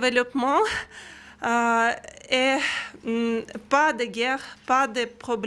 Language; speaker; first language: French; non-native, learner; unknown